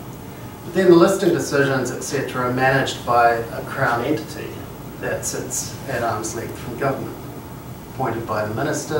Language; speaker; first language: English; native; English